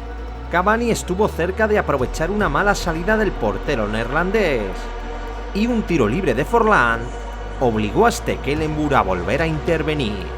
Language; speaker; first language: Spanish; native; Spanish